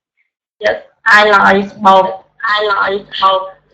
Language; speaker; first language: English; non-native, learner; Vietnamese